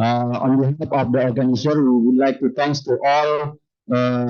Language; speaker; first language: English; non-native, fluent; Indonesian